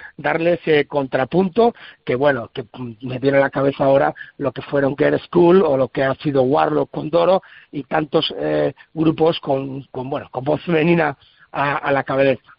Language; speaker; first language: Spanish; native; Spanish